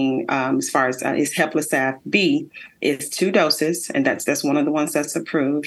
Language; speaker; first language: English; native; English